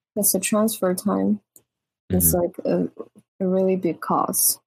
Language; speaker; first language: English; non-native, fluent; Chinese